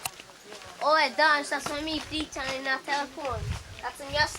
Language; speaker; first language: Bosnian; early bilingual, heritage; English